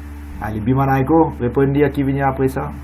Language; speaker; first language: French; non-native, local second language; Morisyen